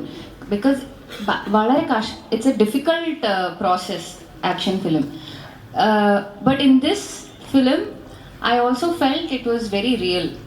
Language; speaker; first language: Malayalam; early bilingual, heritage; Malayalam